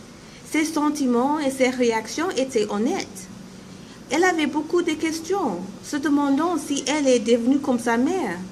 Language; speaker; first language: French; non-native, learner; English